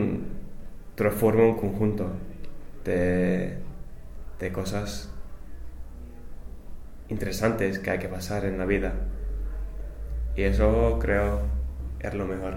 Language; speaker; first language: Spanish; non-native, fluent; English